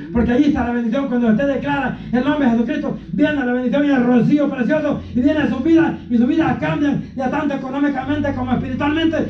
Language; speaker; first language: Spanish; native; Spanish